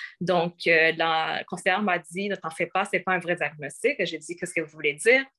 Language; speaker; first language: French; early bilingual, other home language; Rundi